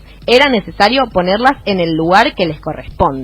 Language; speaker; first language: Spanish; native; Spanish